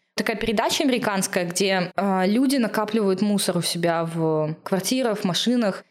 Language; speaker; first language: Russian; native; Russian